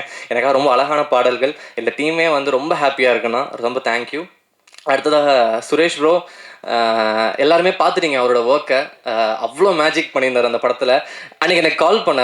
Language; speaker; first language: Tamil; native; Tamil